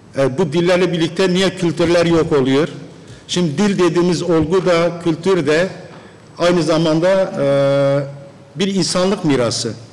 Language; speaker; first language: Turkish; non-native, local second language; Kurdish